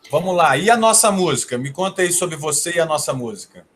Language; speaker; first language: Portuguese; native; Portuguese